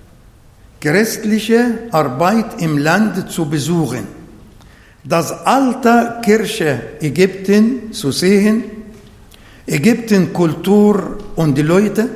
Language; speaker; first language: German; non-native, learner; Arabic